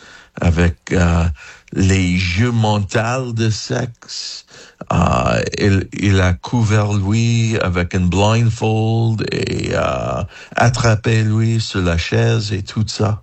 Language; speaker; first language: French; non-native, learner; English